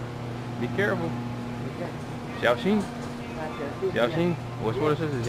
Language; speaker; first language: Chinese; non-native, fluent; English